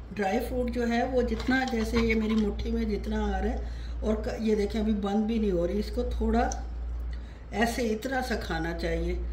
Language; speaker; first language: Urdu; native; Urdu